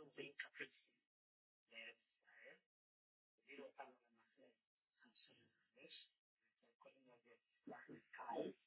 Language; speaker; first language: Hebrew; non-native, fluent; Hungarian